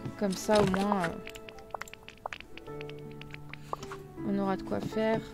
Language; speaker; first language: French; native; French